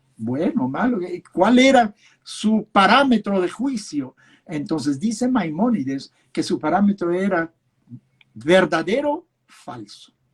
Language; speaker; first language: Spanish; early bilingual, other home language; Yiddish